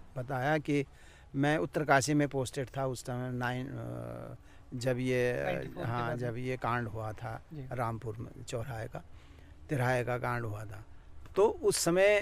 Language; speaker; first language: Hindi; non-native, local second language; Garhwali